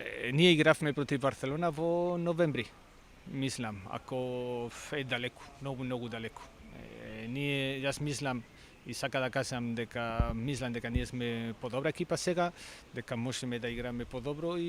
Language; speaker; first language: Macedonian; non-native, learner; Spanish